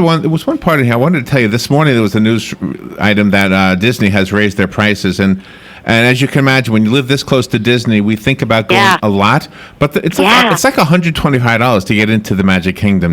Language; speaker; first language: English; native; English